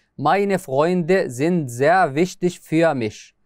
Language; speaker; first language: German; non-native, fluent; Arabic